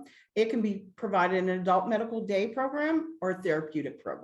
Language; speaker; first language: English; native; English